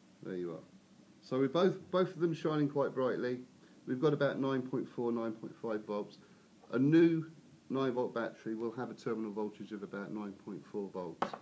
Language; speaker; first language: English; native; English